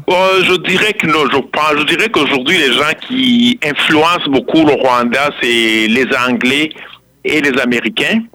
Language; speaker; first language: French; non-native, local second language; Kinyarwanda